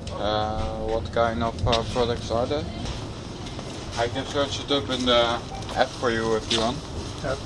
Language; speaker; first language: English; non-native, fluent; Dutch